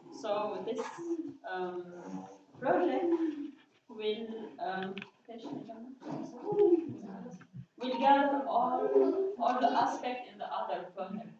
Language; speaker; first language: English; non-native, learner; Arabic